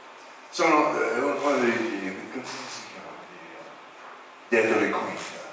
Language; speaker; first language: Italian; non-native, learner; English